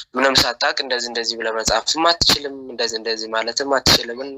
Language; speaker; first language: Amharic; non-native, local second language; Tigrinya